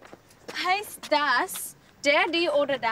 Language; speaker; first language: German; non-native, learner; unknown